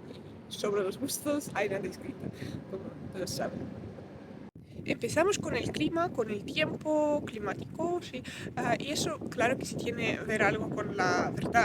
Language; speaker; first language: Spanish; non-native, fluent; Russian